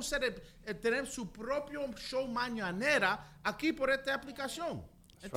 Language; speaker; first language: Spanish; early bilingual, heritage; Spanish